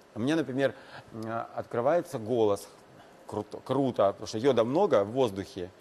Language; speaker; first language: Russian; native; Russian